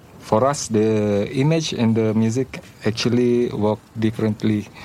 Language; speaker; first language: English; non-native, learner; Malay